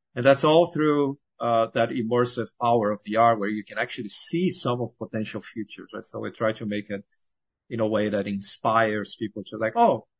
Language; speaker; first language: English; non-native, fluent; Portuguese